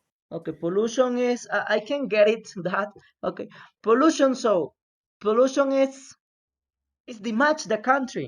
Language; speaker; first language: English; non-native, fluent; Spanish